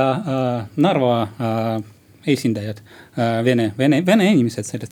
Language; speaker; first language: Estonian; non-native, local second language; Russian